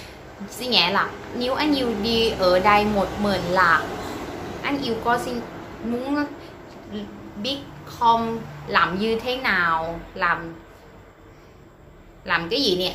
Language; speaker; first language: Vietnamese; non-native, learner; Thai